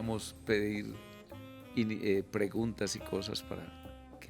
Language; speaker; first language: Spanish; native; Spanish